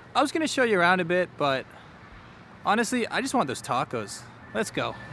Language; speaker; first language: English; native; English